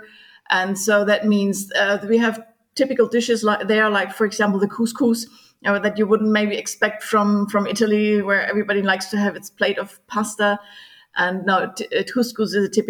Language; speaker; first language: English; non-native, fluent; German